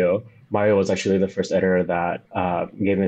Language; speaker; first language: English; non-native, fluent; Spanish